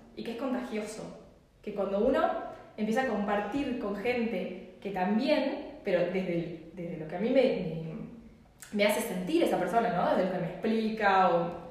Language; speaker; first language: Spanish; native; Spanish